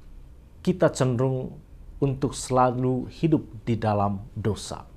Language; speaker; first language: Indonesian; native; Indonesian